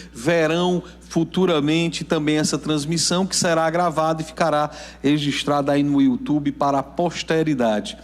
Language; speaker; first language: Portuguese; native; Portuguese